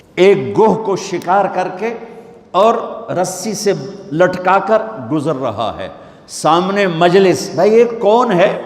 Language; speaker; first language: Urdu; non-native, local second language; Punjabi